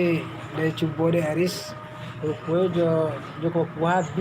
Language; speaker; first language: Indonesian; non-native, local second language; Minangkabau